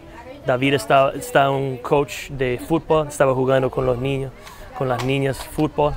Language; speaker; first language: Spanish; non-native, fluent; English